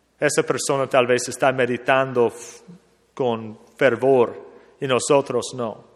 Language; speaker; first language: Spanish; non-native, fluent; English